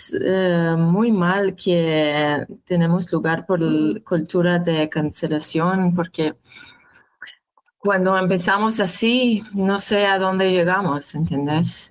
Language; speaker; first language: Spanish; non-native, learner; Hebrew